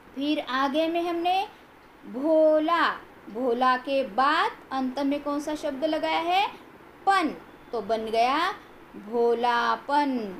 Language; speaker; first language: Hindi; non-native, local second language; Marathi